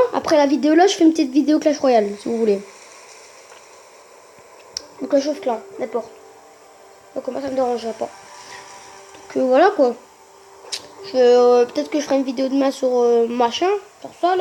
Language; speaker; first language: French; native; French